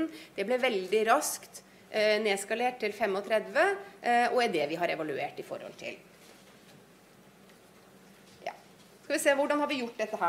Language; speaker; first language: Norwegian; native; Norwegian